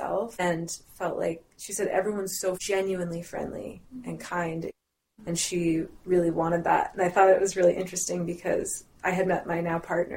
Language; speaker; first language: English; non-native, local second language; French